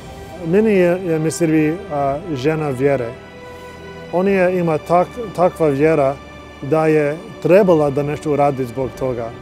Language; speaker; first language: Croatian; non-native, learner; English